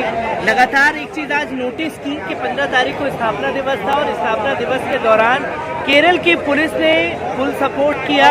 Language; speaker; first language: Hindi; native; Hindi